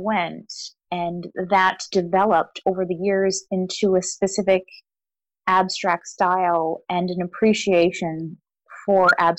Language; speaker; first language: English; native; English